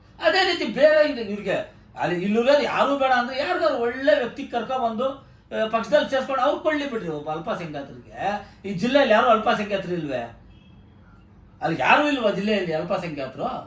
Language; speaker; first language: Kannada; non-native, local second language; Urdu